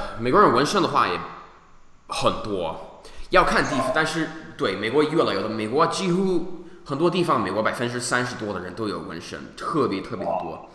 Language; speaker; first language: Chinese; non-native, fluent; English